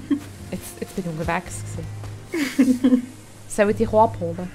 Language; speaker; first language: German; native; German